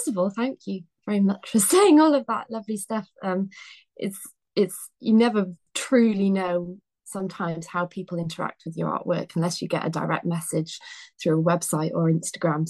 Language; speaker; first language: English; native; English